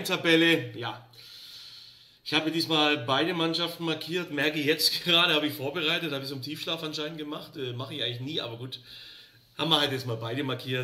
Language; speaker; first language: German; native; German